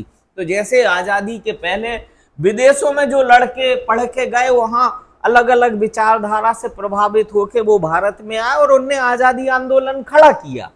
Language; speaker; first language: Hindi; native; Hindi